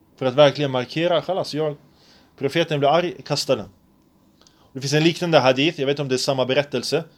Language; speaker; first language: Swedish; early bilingual, other home language; Arabic